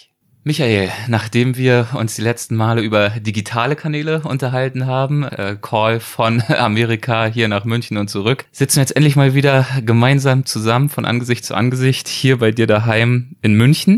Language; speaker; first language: German; native; German